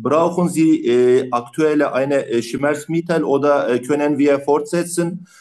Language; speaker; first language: German; non-native, learner; Turkish